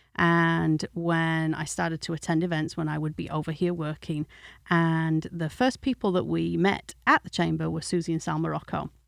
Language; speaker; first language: English; native; English